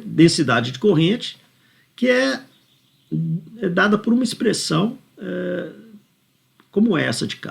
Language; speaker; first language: Portuguese; native; Portuguese